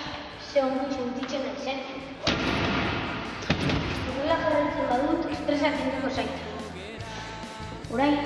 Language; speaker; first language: Basque; non-native, local second language; Spanish